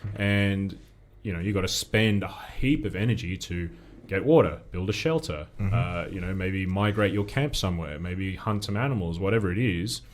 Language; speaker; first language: English; native; English